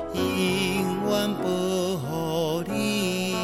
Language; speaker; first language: Min Nan Chinese; native; Min Nan Chinese